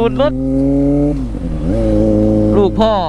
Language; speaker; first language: Thai; native; Thai